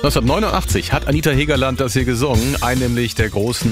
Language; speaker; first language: German; native; German